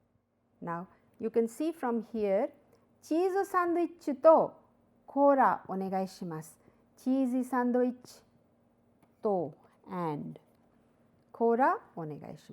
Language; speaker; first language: Japanese; non-native, fluent; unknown